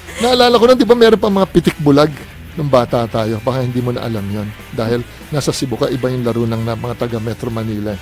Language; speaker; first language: Filipino; native; Filipino